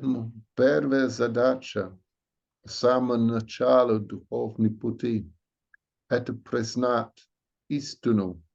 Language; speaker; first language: Russian; non-native, fluent; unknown